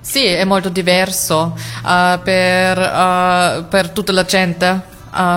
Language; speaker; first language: Italian; non-native, fluent; German